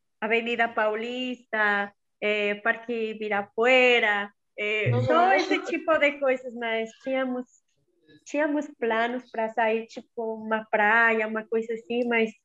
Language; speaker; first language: Portuguese; non-native, learner; Spanish